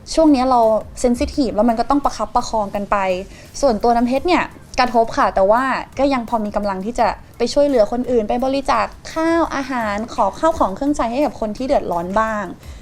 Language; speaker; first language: Thai; native; Thai